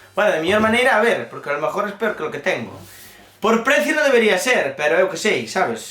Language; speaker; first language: Spanish; non-native, local second language; Galician